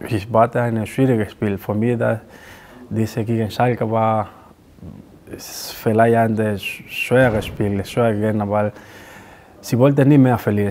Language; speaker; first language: German; non-native, learner; Spanish